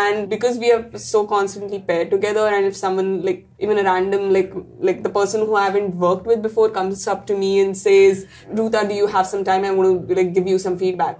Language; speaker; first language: English; non-native, local second language; Marathi